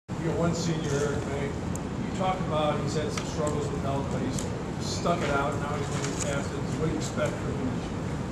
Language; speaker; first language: English; native; English